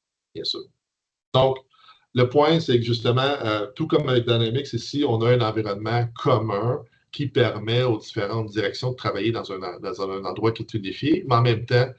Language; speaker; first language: French; native; French